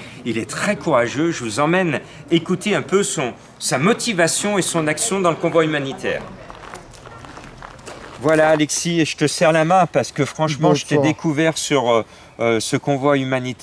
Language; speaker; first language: French; native; French